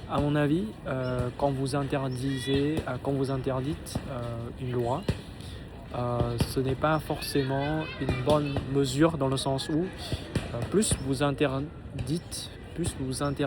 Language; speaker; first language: French; non-native, fluent; Vietnamese